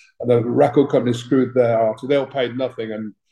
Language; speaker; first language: English; native; English